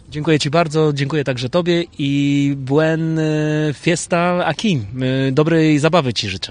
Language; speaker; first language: Polish; native; Polish